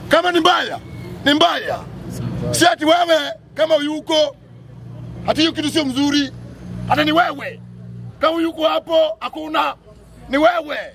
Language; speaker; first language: Swahili; non-native, local second language; Luo (Kenya and Tanzania)